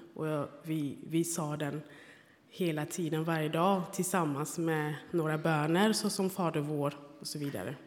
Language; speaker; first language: Swedish; non-native, fluent; Rundi